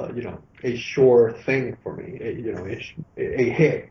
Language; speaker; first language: English; non-native, fluent; Spanish